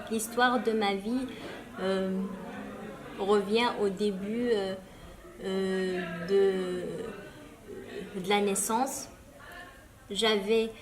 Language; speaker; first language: French; early bilingual, other home language; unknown